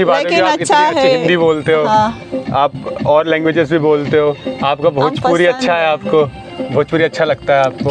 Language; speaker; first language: Hindi; native; Hindi